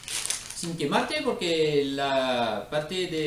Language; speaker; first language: Spanish; non-native, learner; French